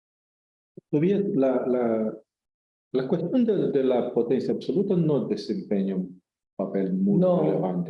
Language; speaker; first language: Spanish; non-native, fluent; Portuguese